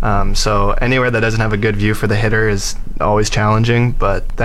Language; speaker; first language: English; native; English